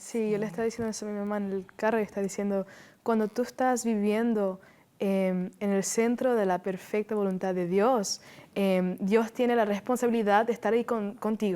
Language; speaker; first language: Spanish; early bilingual, heritage; Spanish